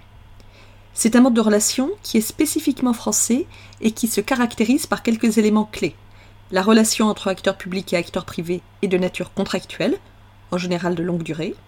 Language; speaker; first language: French; native; French